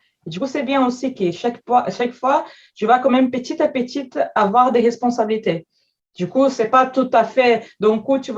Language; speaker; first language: French; non-native, fluent; Portuguese